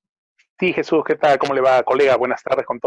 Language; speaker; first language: Spanish; native; Spanish